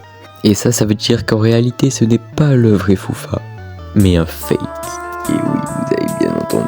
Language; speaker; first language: French; native; French